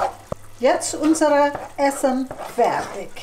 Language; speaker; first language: German; non-native, learner; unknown